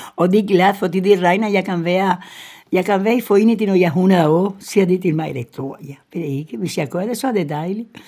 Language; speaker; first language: Danish; non-native, fluent; Spanish